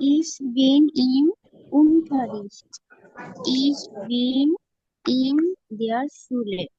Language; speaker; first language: German; non-native, learner; Bangla